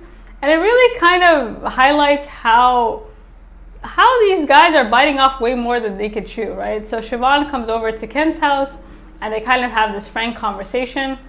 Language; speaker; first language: English; native; English